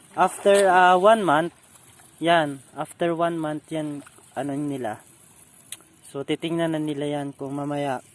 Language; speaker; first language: Filipino; non-native, local second language; Aklanon